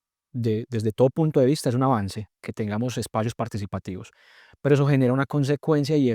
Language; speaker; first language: Spanish; native; Spanish